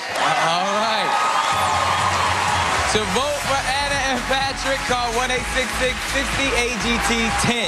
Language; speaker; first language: English; native; English